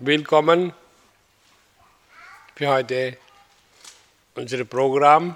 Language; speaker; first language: German; non-native, fluent; Hindi